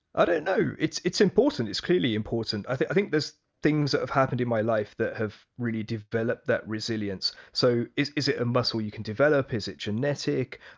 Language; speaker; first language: English; early bilingual, other home language; Hindi